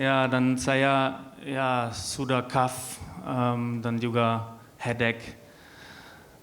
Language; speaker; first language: Indonesian; non-native, learner; German